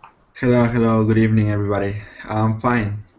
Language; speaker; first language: English; non-native, fluent; Spanish